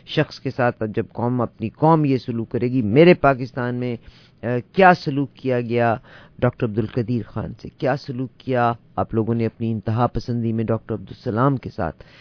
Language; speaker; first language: Urdu; native; Urdu